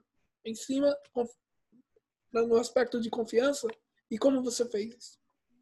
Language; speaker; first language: Portuguese; early bilingual, heritage; Portuguese